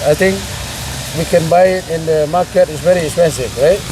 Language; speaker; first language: English; non-native, fluent; Indonesian